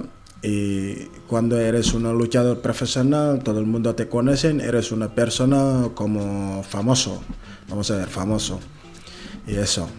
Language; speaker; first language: Spanish; non-native, learner; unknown